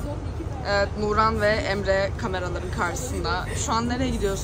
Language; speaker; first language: Turkish; native; Turkish